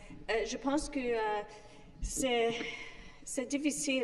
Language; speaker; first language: French; non-native, fluent; English